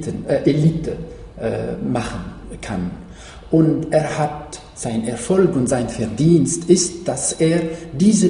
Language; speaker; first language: German; non-native, fluent; Arabic